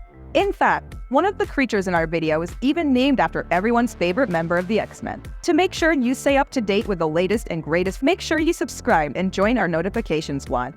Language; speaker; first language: English; native; English